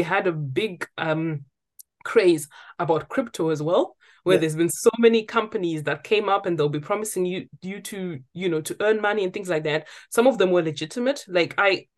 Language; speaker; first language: English; non-native, local second language; Shona